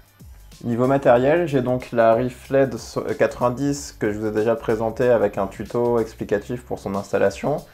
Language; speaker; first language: French; native; French